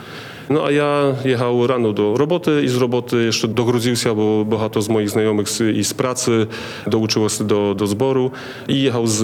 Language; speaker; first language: Polish; non-native, learner; Ukrainian